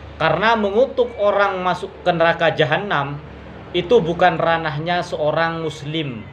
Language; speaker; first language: Indonesian; non-native, local second language; Madurese